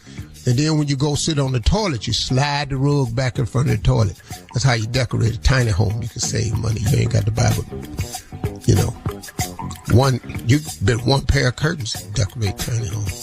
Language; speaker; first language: English; native; English